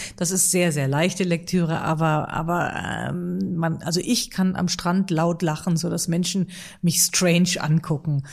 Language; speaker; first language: German; native; German